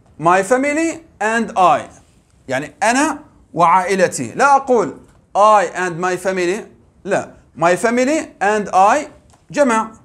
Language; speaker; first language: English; non-native, fluent; Arabic